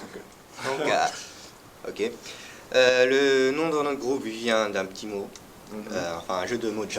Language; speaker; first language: French; early bilingual, heritage; French